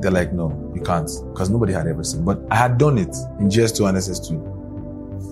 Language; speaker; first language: English; non-native, local second language; Yoruba